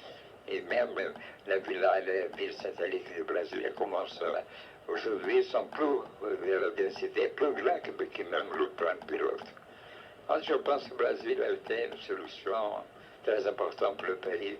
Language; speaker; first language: French; non-native, fluent; Portuguese